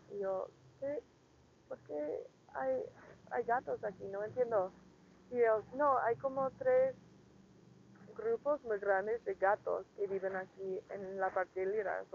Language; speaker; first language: Spanish; non-native, learner; English